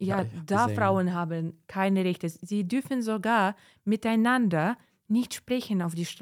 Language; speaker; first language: German; non-native, fluent; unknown